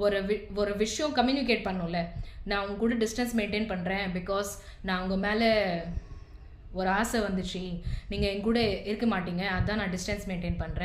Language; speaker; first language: Tamil; non-native, local second language; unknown